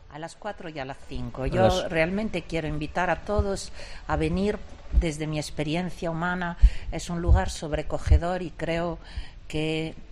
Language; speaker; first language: Spanish; non-native, fluent; Italian